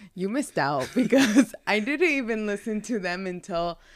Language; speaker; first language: English; early bilingual, heritage; Spanish